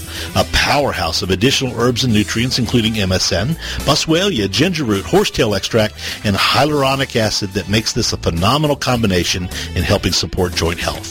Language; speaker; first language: English; native; English